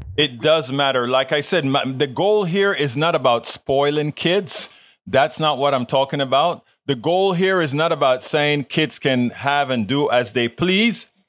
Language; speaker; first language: English; non-native, fluent; Spanish